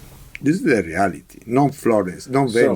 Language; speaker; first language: English; non-native, learner; Italian